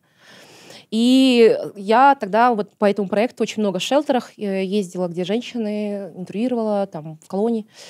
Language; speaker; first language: Russian; non-native, local second language; Kazakh